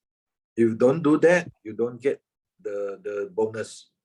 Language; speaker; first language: English; non-native, fluent; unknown